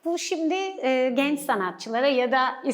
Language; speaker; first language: Turkish; native; Turkish